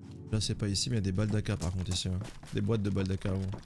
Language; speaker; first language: French; native; French